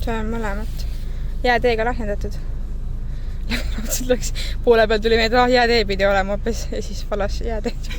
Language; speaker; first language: Estonian; native; Estonian